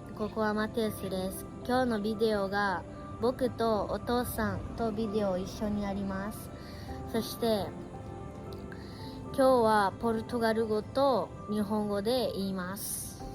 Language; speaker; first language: Japanese; early bilingual, other home language; Portuguese